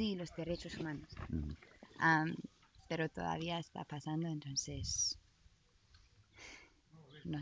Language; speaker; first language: Spanish; non-native, learner; English